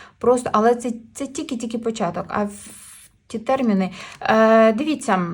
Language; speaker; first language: Ukrainian; non-native, local second language; Russian